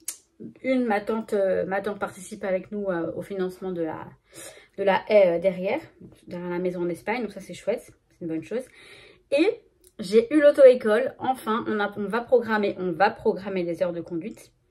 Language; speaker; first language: French; native; French